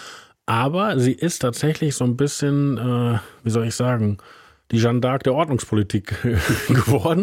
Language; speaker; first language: German; native; German